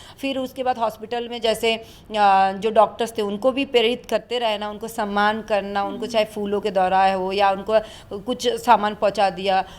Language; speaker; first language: Hindi; non-native, local second language; Bangla